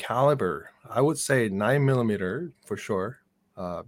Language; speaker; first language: English; non-native, fluent; Korean